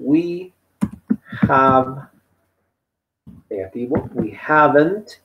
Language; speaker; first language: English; non-native, fluent; Spanish